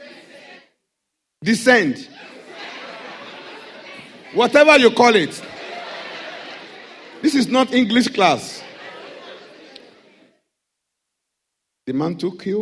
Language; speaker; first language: English; non-native, local second language; Yoruba